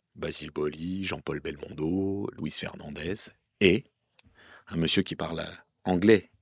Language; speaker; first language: French; native; French